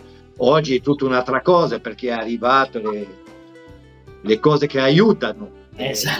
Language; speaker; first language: Italian; non-native, fluent; French